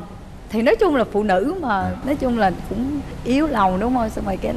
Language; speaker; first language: Vietnamese; native; Vietnamese